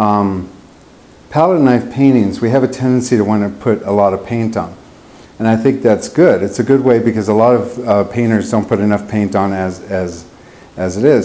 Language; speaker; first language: English; native; English